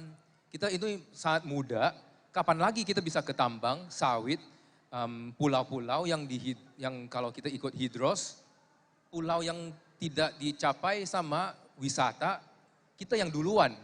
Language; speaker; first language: Indonesian; non-native, fluent; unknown